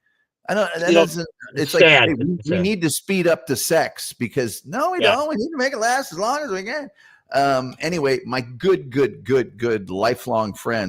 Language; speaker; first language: English; native; English